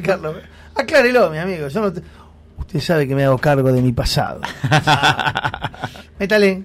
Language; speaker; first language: Spanish; native; Spanish